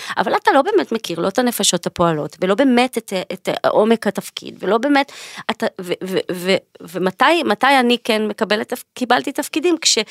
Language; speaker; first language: Hebrew; native; Hebrew